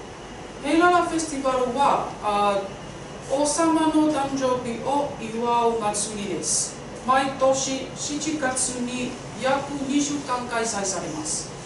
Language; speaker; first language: Japanese; non-native, learner; Tongan